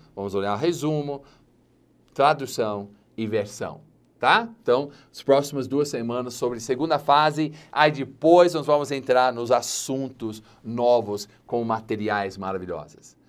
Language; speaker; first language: Portuguese; non-native, fluent; English